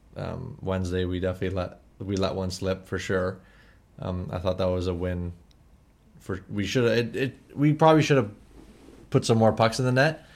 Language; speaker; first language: English; native; English